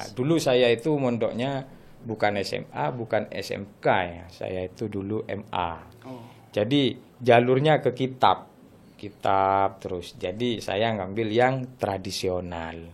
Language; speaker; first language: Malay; non-native, local second language; Madurese